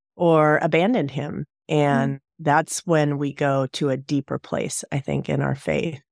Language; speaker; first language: English; native; English